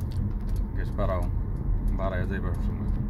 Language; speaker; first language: German; non-native, learner; Bangla